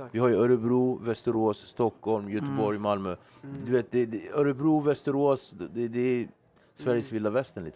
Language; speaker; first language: Swedish; native; Swedish